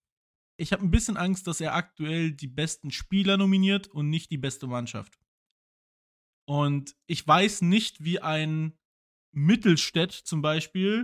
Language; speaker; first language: German; native; German